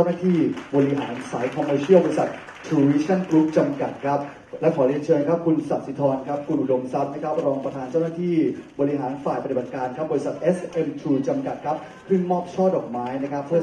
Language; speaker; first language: Thai; native; Thai